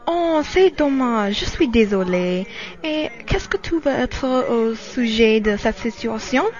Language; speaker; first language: French; non-native, learner; English